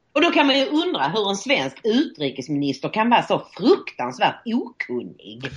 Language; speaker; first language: Swedish; native; Swedish